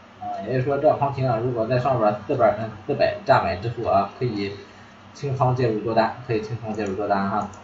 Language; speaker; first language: Chinese; native; Chinese